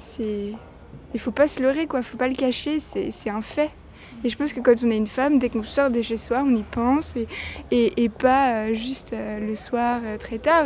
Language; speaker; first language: French; native; French